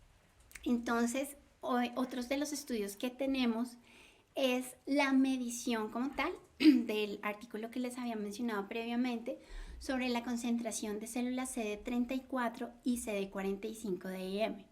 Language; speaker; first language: Spanish; native; Spanish